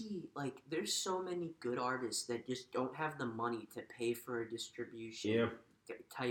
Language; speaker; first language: English; native; English